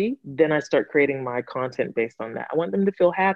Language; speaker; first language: English; native; English